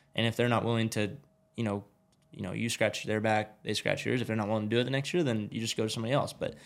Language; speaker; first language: English; native; English